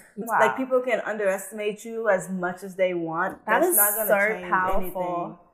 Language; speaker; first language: English; early bilingual, other home language; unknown